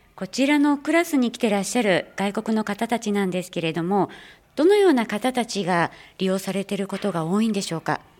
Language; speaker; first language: Japanese; native; Japanese